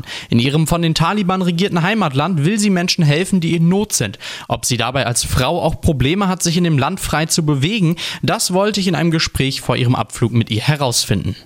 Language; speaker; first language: German; native; German